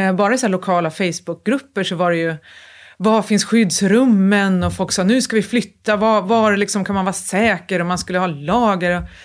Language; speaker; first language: Swedish; native; Swedish